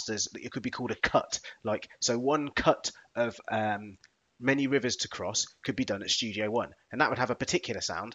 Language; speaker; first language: English; native; English